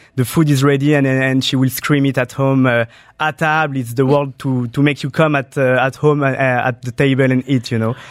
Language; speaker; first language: English; non-native, fluent; French